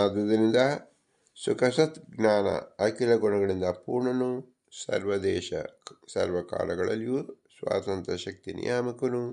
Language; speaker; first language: Kannada; native; Kannada